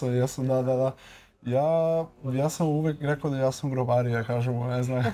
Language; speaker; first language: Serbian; non-native, learner; Portuguese